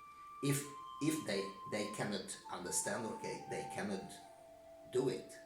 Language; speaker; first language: English; non-native, learner; Hungarian